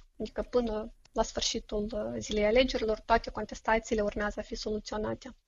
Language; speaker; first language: Romanian; native; Romanian